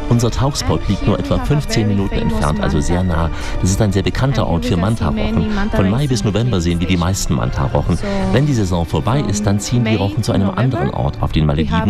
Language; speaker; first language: German; native; German